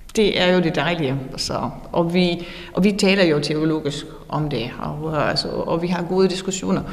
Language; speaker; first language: Danish; non-native, fluent; German